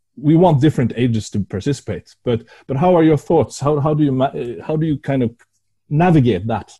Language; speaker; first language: English; non-native, fluent; Norwegian